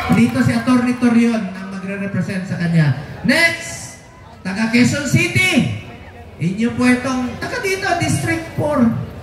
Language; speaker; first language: Filipino; non-native, local second language; Cebuano